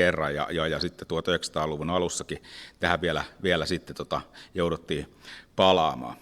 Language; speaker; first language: Finnish; native; Finnish